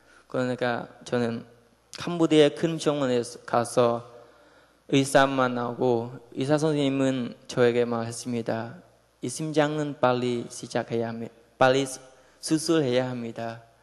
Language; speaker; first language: Korean; non-native, learner; Khmer